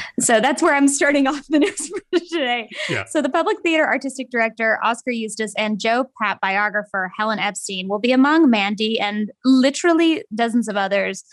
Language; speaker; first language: English; native; English